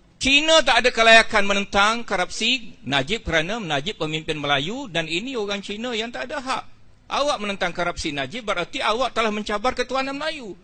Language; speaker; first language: Malay; native; Malay